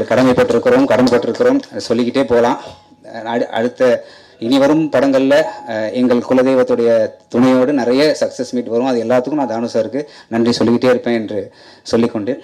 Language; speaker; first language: Tamil; native; Tamil